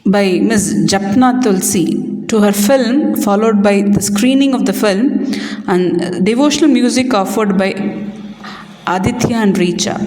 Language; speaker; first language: English; non-native, local second language; Tamil